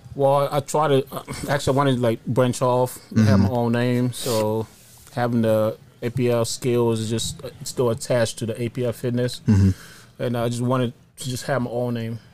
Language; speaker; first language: English; early bilingual, other home language; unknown